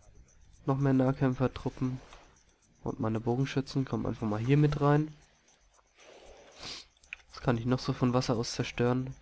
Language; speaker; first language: German; native; German